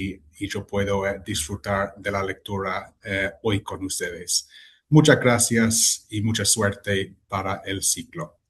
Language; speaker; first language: Spanish; non-native, fluent; English